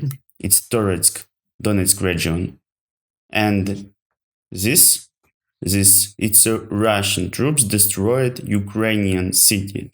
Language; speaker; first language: English; non-native, learner; Ukrainian